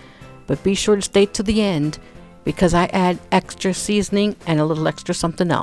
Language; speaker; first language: English; native; English